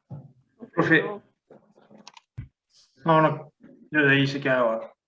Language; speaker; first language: Spanish; native; Spanish